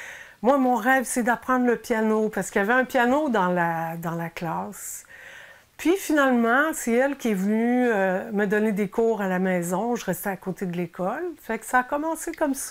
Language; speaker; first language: French; native; French